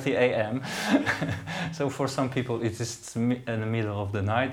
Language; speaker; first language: English; non-native, fluent; Polish